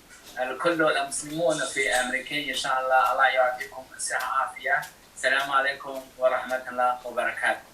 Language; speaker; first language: Arabic; non-native, fluent; Chinese